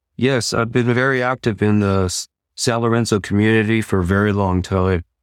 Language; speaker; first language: English; native; English